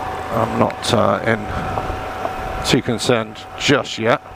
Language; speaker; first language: English; native; English